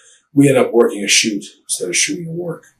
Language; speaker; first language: English; native; English